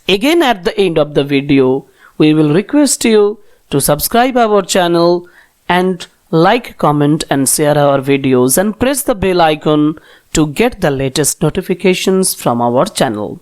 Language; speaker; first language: English; non-native, local second language; Bangla